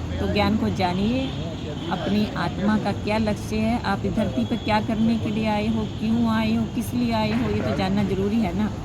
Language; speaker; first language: Hindi; native; Hindi